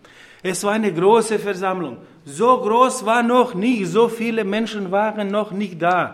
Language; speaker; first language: German; non-native, fluent; Croatian